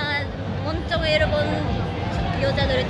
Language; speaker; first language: Korean; non-native, fluent; Japanese